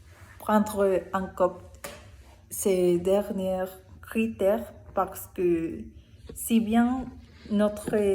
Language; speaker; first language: French; non-native, learner; Spanish